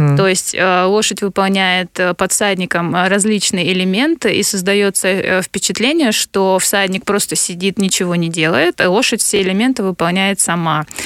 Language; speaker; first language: Russian; native; Russian